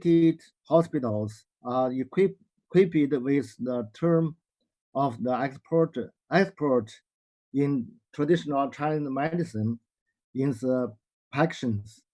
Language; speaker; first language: English; non-native, learner; Chinese